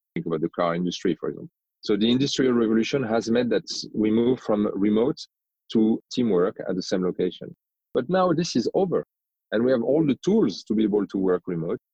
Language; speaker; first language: English; non-native, fluent; French